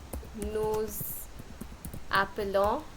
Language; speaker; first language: French; non-native, fluent; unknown